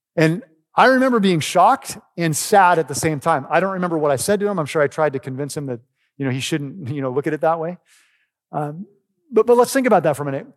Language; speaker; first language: English; native; English